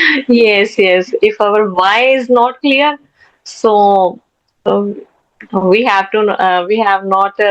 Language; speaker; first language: English; non-native, learner; Hindi